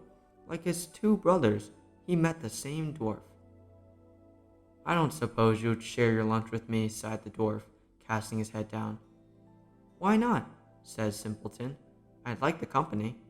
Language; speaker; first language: English; native; English